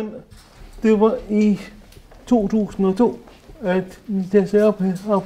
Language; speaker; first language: Danish; native; Danish